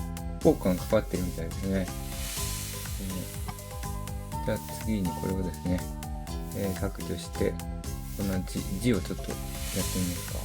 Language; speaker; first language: Japanese; native; Japanese